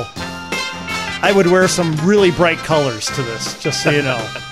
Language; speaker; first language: English; native; English